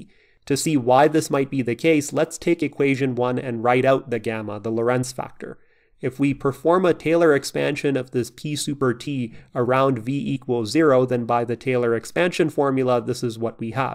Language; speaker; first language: English; native; English